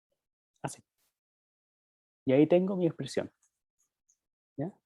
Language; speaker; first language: Spanish; native; Spanish